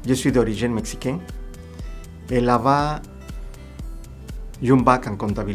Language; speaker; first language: French; non-native, learner; Spanish